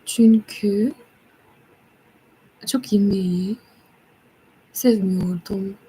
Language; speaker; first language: Turkish; non-native, learner; English